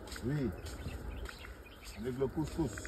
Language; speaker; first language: French; non-native, local second language; Wolof